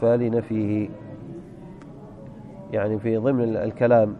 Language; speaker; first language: Arabic; native; Arabic